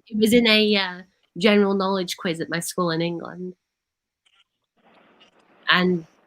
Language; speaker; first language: English; native; English